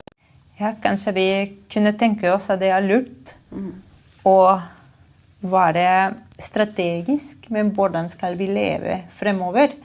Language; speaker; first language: Norwegian; non-native, fluent; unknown